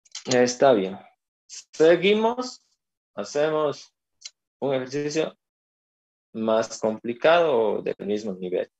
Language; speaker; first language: Spanish; native; Spanish